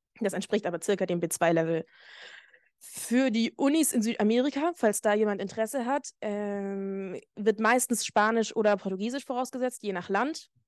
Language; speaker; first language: German; native; German